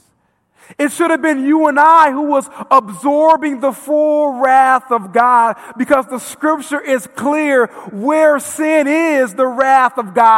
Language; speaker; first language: English; native; English